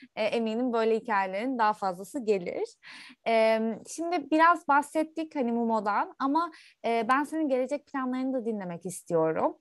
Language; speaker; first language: Turkish; native; Turkish